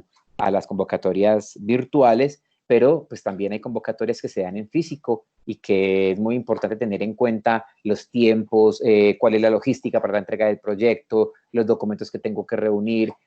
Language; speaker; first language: Spanish; native; Spanish